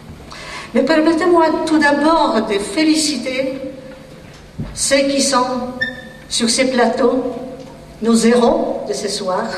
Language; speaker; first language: French; non-native, fluent; Polish